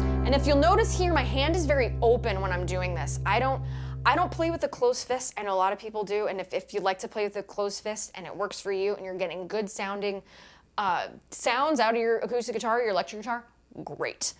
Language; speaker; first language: English; native; English